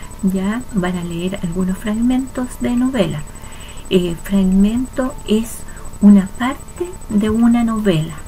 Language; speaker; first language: Spanish; native; Spanish